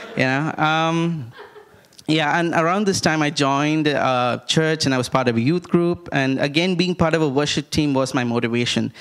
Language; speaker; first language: English; non-native, local second language; Malayalam